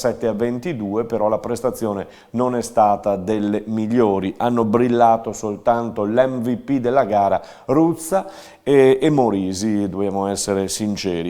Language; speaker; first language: Italian; native; Italian